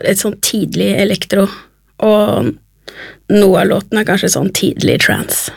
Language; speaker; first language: Norwegian; native; Norwegian